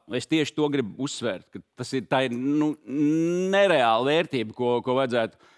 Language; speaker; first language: Latvian; native; Latvian